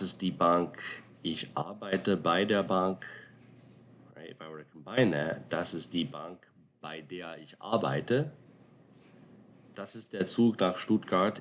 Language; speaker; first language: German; non-native, fluent; English